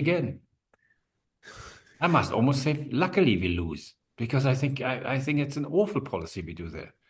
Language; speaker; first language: English; non-native, fluent; German